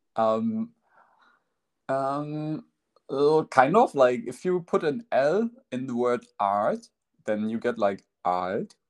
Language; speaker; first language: English; non-native, fluent; German